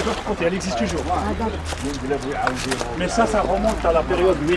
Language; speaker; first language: French; non-native, local second language; Arabic